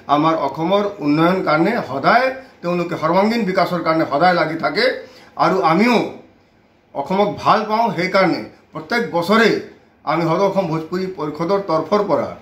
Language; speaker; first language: Assamese; non-native, local second language; Bhojpuri